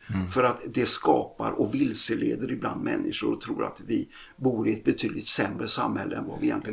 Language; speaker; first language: Swedish; native; Swedish